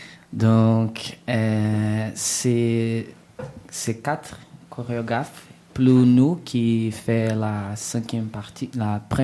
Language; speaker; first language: French; non-native, learner; Portuguese